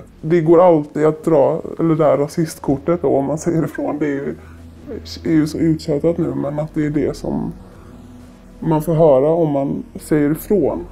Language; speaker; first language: Swedish; native; Swedish